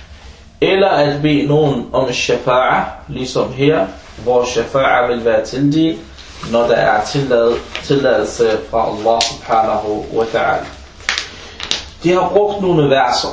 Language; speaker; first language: Danish; early bilingual, other home language; Arabic